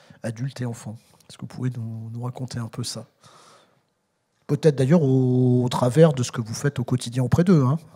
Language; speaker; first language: French; native; French